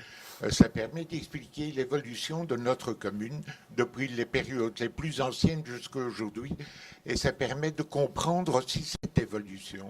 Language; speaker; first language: French; native; French